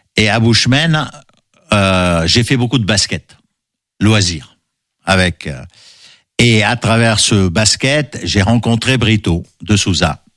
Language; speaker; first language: French; non-native, local second language; Arabic